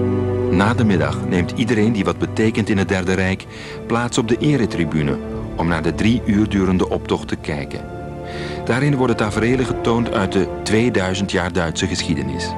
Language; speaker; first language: Dutch; native; Dutch